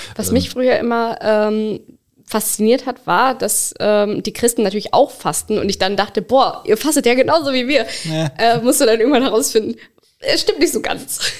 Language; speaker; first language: German; early bilingual, other home language; Bangla